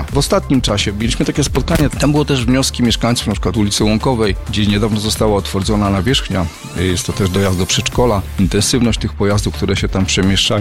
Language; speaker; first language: Polish; native; Polish